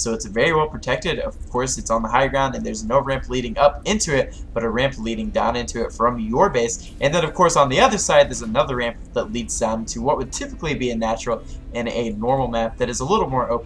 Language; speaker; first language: English; native; English